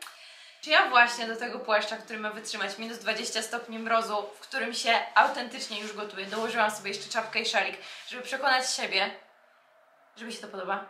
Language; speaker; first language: Polish; native; Polish